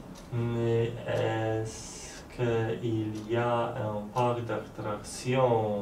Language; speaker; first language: French; non-native, learner; Polish